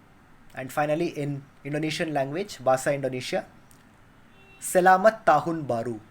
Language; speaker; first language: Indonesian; non-native, learner; Kannada